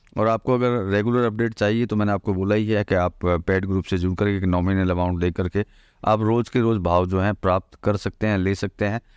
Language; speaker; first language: Hindi; native; Hindi